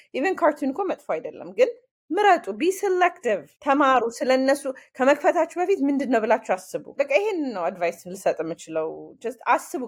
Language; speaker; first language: Amharic; early bilingual, heritage; Amharic